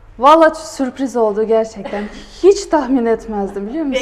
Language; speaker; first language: Turkish; non-native, fluent; Russian